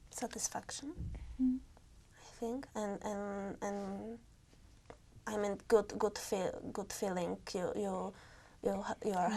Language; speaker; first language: English; non-native, learner; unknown